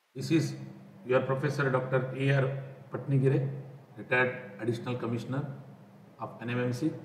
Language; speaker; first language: English; non-native, local second language; Marathi